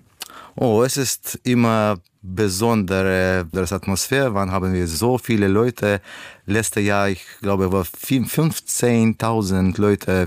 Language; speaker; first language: German; non-native, learner; Russian